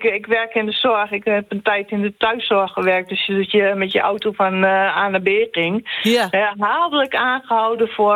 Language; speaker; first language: Dutch; native; Dutch